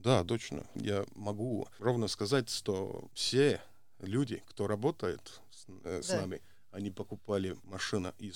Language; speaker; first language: Russian; non-native, local second language; Estonian